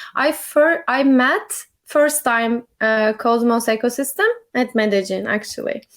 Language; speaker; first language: English; non-native, learner; Turkish